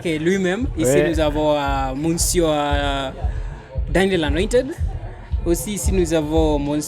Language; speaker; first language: French; non-native, learner; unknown